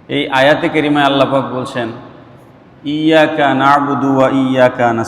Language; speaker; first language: Bangla; non-native, local second language; Sylheti